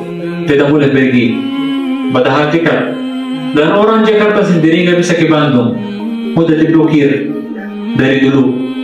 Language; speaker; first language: Indonesian; non-native, fluent; Arabic